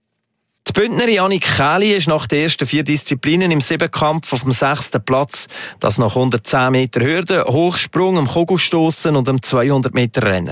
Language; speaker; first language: German; native; German